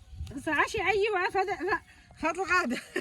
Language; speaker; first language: Arabic; native; Arabic